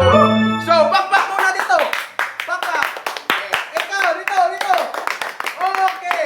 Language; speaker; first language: Filipino; non-native, local second language; Cebuano